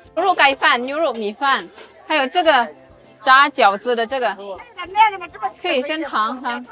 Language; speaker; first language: Chinese; non-native, fluent; Indonesian